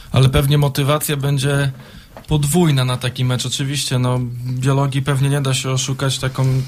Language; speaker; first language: Polish; native; Polish